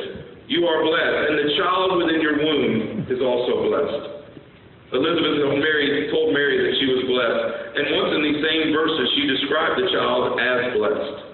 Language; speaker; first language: English; native; English